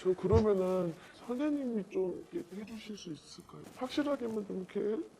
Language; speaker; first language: Korean; native; Korean